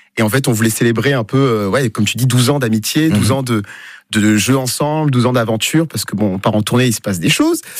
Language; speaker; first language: French; non-native, fluent; Portuguese